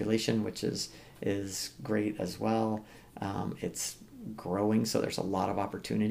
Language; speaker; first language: English; native; English